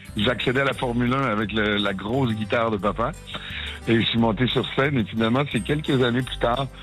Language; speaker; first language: French; native; French